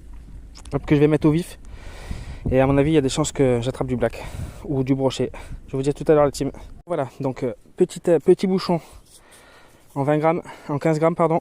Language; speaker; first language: French; native; French